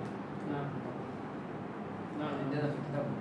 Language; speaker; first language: Arabic; non-native, learner; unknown